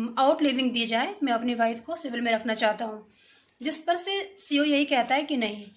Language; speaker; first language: Hindi; native; Hindi